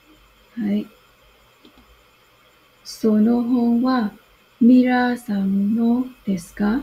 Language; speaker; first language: Japanese; non-native, fluent; Vietnamese